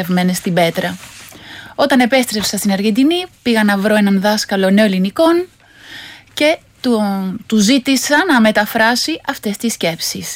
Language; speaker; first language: Greek; non-native, fluent; Spanish